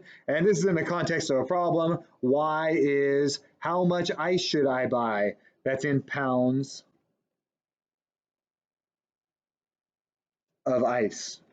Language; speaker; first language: English; native; English